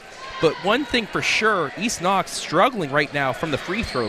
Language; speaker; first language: English; native; English